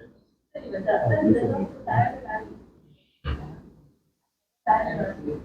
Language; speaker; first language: Chinese; native; Chinese